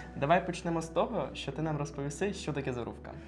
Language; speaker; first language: Ukrainian; native; Ukrainian